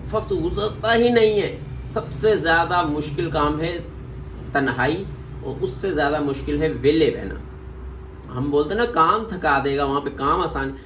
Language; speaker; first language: Urdu; non-native, local second language; Punjabi